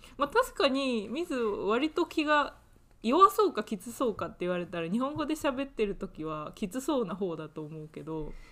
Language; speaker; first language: Japanese; native; Japanese